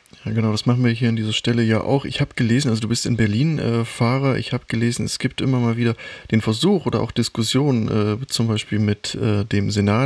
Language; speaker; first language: German; native; German